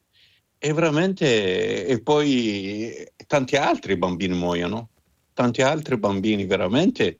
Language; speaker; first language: Italian; non-native, fluent; Arabic